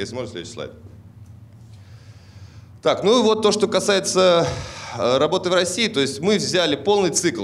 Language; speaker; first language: Russian; native; Russian